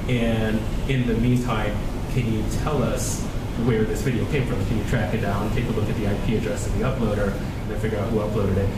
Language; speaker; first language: English; native; English